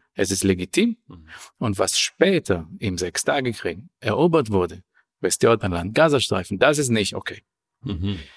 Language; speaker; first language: German; non-native, fluent; Hebrew